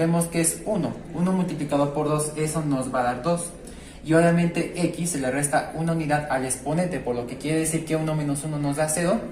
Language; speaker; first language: Spanish; native; Spanish